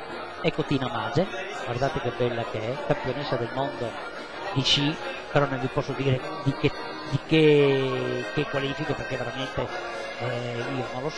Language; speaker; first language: Italian; native; Italian